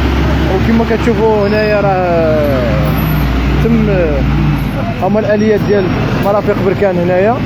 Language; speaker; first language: Arabic; native; Arabic